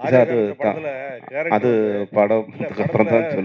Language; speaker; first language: Tamil; non-native, learner; Malayalam